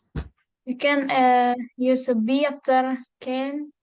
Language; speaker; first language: English; non-native, learner; Indonesian